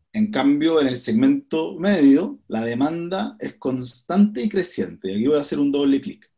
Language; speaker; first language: Spanish; native; Spanish